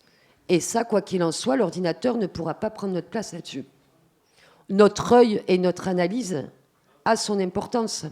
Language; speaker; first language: French; native; French